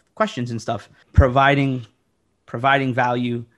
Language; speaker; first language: English; native; English